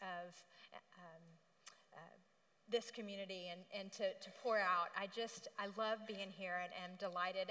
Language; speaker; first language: English; native; English